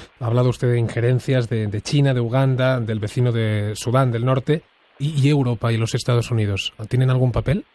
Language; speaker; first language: Spanish; non-native, local second language; Catalan